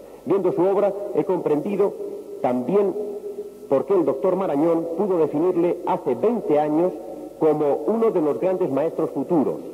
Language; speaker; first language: Spanish; native; Spanish